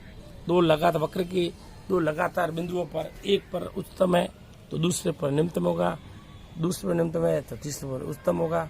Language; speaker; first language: Hindi; native; Hindi